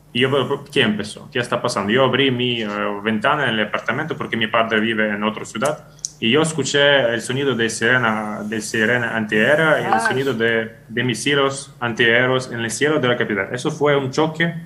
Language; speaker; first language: Spanish; non-native, fluent; Ukrainian